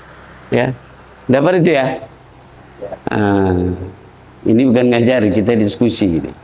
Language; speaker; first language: Indonesian; native; Indonesian